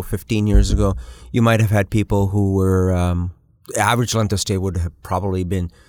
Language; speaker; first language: English; early bilingual, other home language; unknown